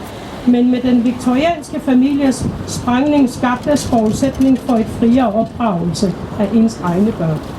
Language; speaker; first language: Danish; non-native, local second language; Kalaallisut